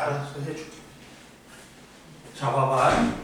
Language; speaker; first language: Korean; native; Korean